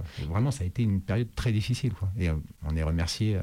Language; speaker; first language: French; native; French